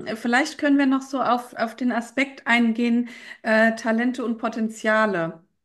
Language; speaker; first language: German; native; German